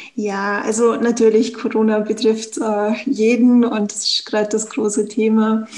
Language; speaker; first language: German; native; German